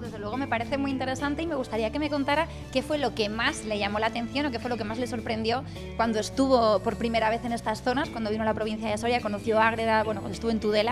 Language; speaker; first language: Spanish; native; Spanish